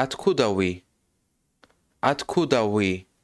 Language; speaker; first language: Russian; non-native, local second language; Tajik